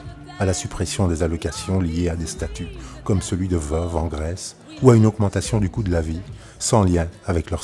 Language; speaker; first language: French; native; French